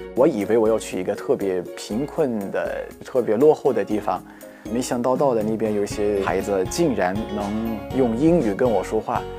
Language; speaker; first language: Chinese; non-native, fluent; Arabic